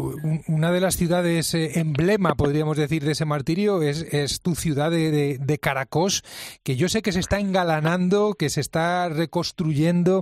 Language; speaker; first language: Spanish; native; Spanish